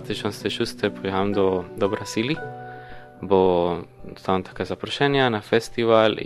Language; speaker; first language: Polish; non-native, learner; Spanish